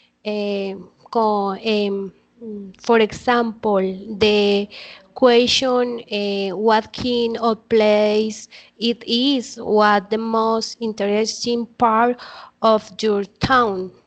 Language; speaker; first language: English; non-native, learner; Spanish